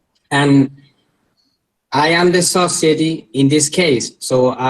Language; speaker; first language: English; non-native, learner; Spanish